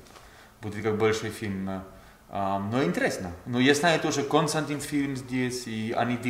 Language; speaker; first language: Russian; non-native, learner; German